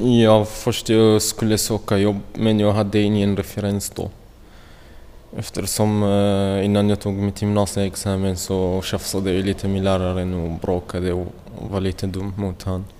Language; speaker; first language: Swedish; non-native, fluent; Arabic